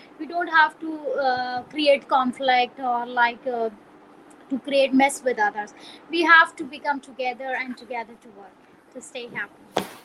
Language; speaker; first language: English; non-native, local second language; Punjabi